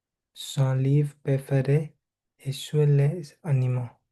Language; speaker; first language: French; non-native, learner; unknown